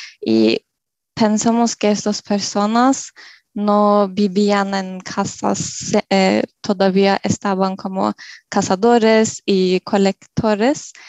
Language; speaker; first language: Spanish; non-native, learner; Turkish